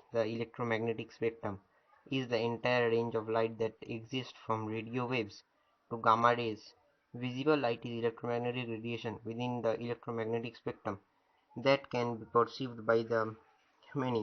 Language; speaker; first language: English; non-native, fluent; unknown